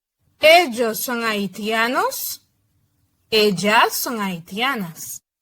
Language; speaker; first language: Spanish; non-native, fluent; Haitian Creole